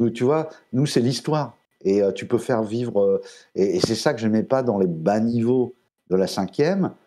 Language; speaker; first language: French; native; French